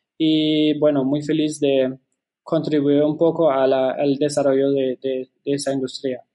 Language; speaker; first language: Spanish; non-native, fluent; German